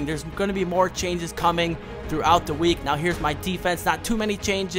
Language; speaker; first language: English; native; English